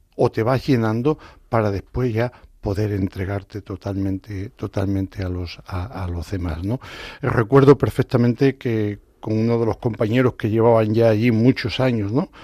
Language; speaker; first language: Spanish; native; Spanish